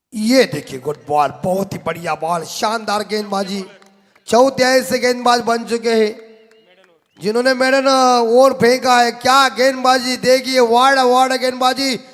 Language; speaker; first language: Hindi; non-native, local second language; Marathi